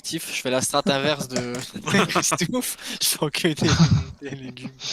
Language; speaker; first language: French; native; French